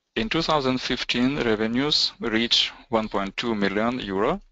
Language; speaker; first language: English; non-native, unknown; Lithuanian